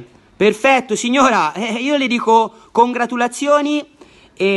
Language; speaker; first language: Italian; native; Italian